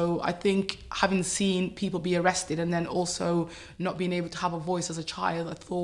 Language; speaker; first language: English; native; English